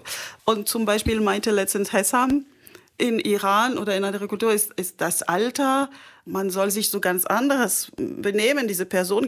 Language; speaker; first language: German; non-native, fluent; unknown